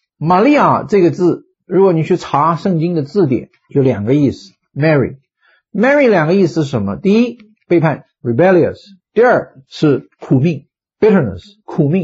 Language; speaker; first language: Chinese; native; Chinese